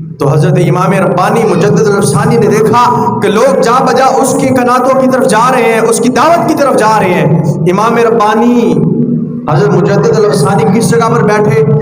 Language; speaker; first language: Urdu; non-native, local second language; Punjabi